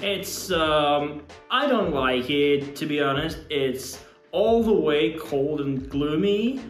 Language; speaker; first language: English; non-native, fluent; Russian